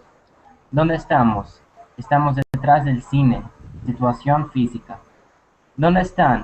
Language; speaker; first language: Spanish; non-native, learner; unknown